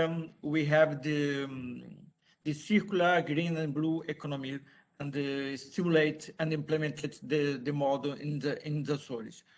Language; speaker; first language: English; non-native, learner; Portuguese